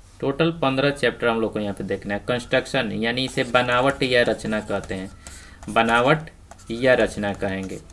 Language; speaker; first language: Hindi; native; Hindi